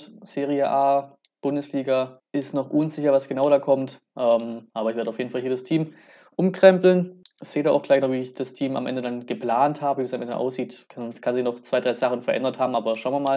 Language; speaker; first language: German; native; German